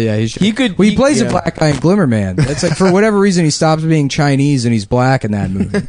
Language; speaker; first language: English; native; English